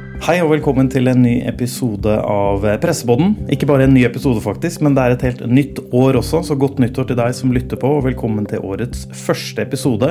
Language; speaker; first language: Norwegian; native; Norwegian